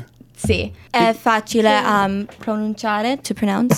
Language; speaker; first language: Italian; non-native, learner; English